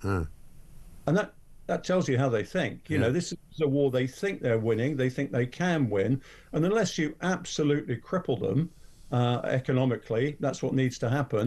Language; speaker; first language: English; native; English